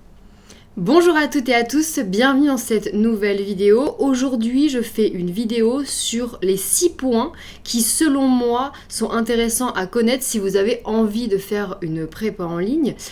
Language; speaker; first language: French; native; French